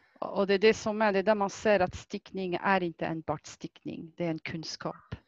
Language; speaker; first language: Swedish; non-native, fluent; French